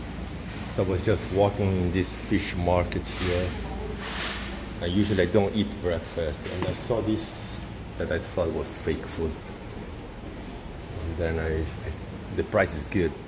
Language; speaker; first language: English; non-native, fluent; Portuguese